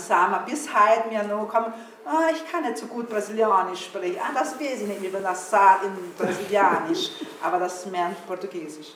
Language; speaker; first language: German; early bilingual, heritage; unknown